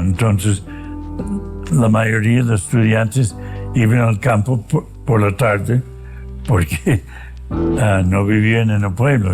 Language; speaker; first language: Spanish; non-native, fluent; English